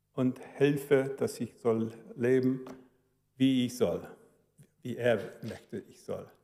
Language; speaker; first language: German; early bilingual, heritage; German